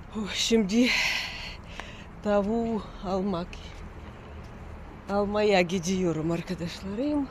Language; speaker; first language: Turkish; non-native, learner; Russian